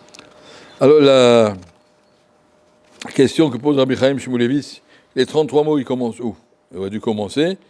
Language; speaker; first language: French; native; French